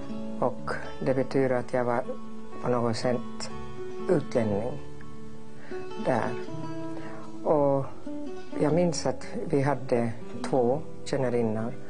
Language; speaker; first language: Swedish; non-native, fluent; English